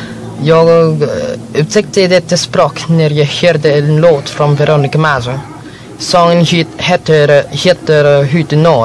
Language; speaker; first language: Swedish; non-native, learner; Filipino